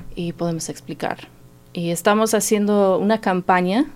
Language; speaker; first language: Spanish; non-native, fluent; English